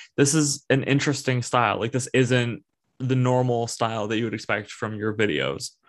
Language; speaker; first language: English; native; English